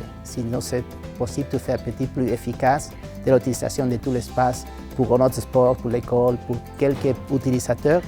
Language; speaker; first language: French; non-native, learner; Spanish